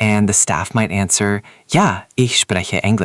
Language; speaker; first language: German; non-native, learner; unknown